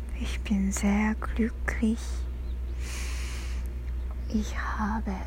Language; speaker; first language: German; non-native, learner; Japanese